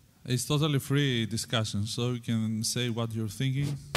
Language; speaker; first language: English; non-native, fluent; Greek